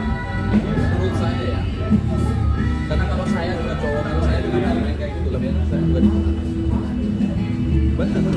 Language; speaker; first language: Indonesian; non-native, learner; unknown